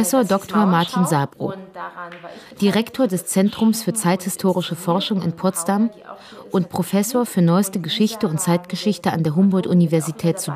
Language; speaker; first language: German; native; German